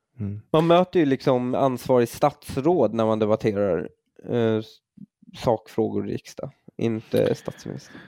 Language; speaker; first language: Swedish; early bilingual, other home language; Persian